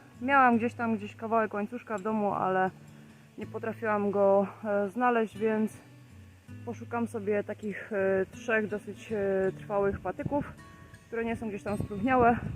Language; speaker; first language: Polish; native; Polish